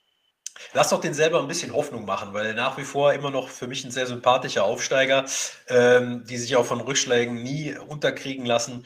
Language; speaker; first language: German; native; German